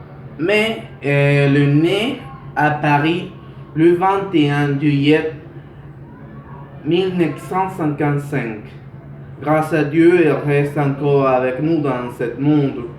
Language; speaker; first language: French; non-native, learner; Spanish